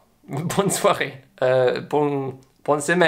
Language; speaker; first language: French; non-native, learner; English